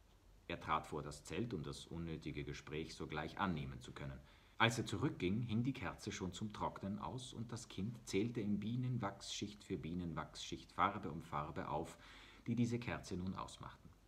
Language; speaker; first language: German; native; German